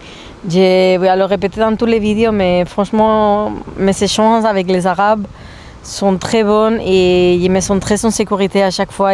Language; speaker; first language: French; non-native, fluent; Spanish